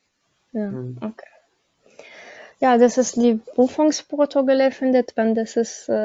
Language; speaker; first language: German; non-native, learner; Arabic